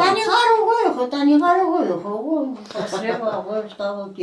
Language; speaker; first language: Greek; early bilingual, heritage; Greek